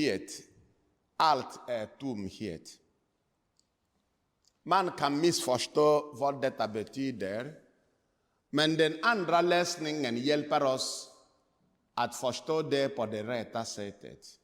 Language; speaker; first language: Swedish; non-native, fluent; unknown